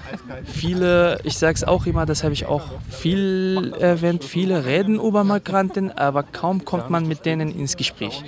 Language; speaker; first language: German; non-native, fluent; Kurdish